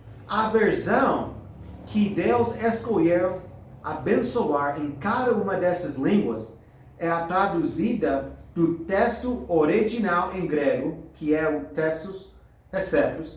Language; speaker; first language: Portuguese; non-native, fluent; English